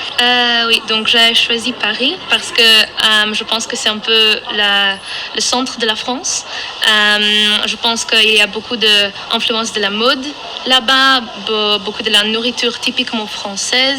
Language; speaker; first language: French; non-native, fluent; Dutch